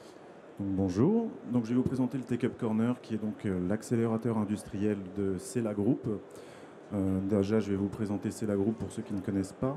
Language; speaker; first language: French; native; French